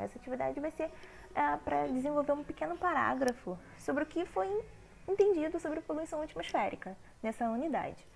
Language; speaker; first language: Portuguese; native; Portuguese